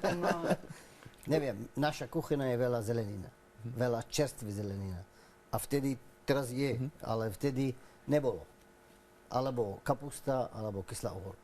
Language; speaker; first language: Slovak; non-native, learner; Arabic